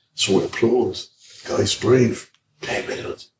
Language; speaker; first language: English; early bilingual, other home language; Hebrew